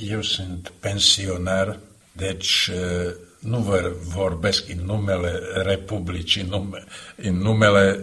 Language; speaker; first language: Romanian; non-native, fluent; Slovak